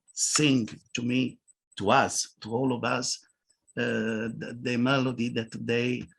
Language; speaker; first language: English; non-native, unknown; Italian